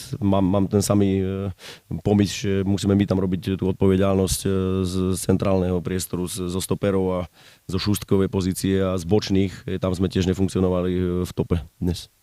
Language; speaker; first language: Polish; non-native, learner; Slovak